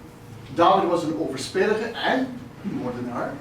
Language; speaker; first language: Dutch; non-native, fluent; English